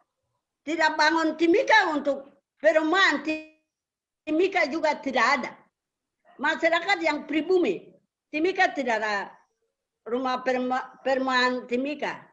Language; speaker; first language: Indonesian; non-native, local second language; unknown